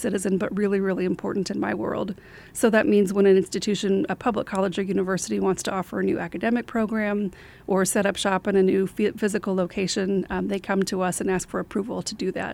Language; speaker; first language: English; native; English